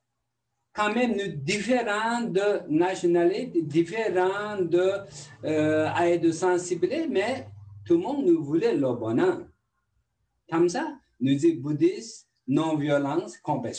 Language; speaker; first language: French; non-native, learner; Tibetan